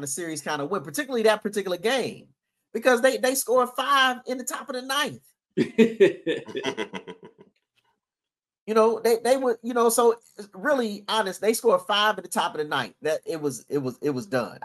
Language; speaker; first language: English; native; English